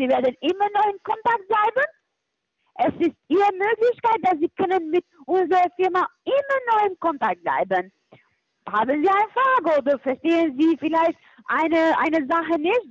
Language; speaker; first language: German; non-native, fluent; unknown